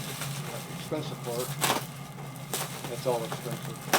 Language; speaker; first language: English; native; English